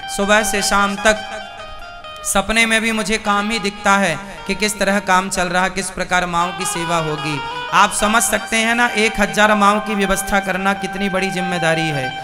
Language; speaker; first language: Hindi; native; Hindi